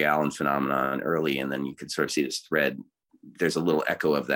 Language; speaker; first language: English; native; English